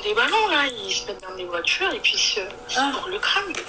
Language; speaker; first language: French; early bilingual, other home language; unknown